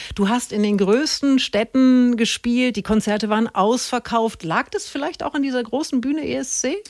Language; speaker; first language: German; native; German